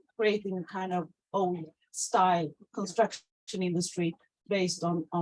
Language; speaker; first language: English; non-native, fluent; Swedish